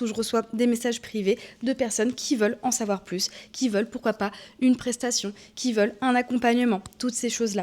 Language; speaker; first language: French; native; French